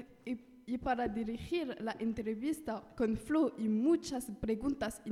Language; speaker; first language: Spanish; non-native, learner; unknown